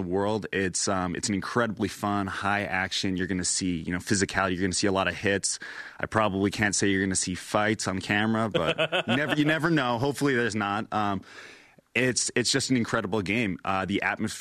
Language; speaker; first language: English; native; English